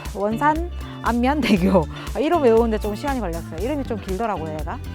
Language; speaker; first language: Korean; native; Korean